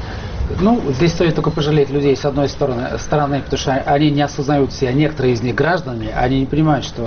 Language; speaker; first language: Russian; native; Russian